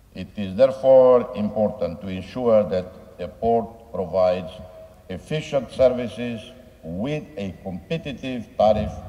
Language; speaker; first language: English; non-native, fluent; Tetum